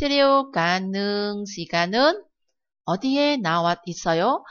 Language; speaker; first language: Korean; non-native, fluent; Vietnamese